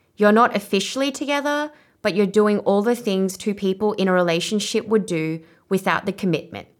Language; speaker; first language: English; non-native, local second language; Vietnamese